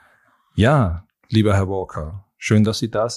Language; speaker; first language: German; native; German